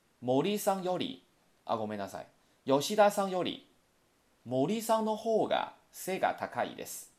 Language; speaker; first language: Japanese; non-native, fluent; Chinese